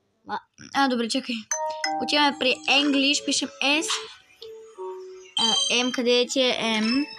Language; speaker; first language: Bulgarian; early bilingual, other home language; Russian